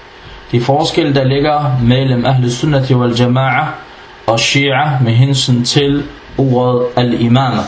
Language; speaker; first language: Danish; non-native, fluent; Arabic